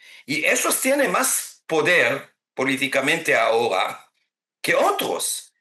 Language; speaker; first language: Spanish; non-native, fluent; Hebrew